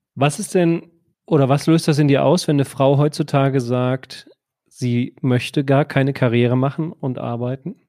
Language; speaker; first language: German; native; German